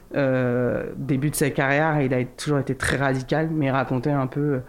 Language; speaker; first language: French; early bilingual, other home language; Kabuverdianu